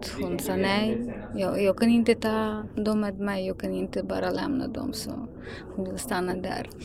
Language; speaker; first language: Swedish; non-native, learner; Ukrainian